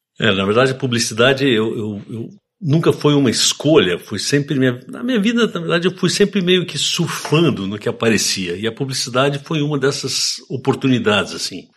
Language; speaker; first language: Portuguese; native; Portuguese